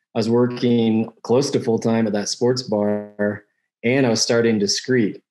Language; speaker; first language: English; native; English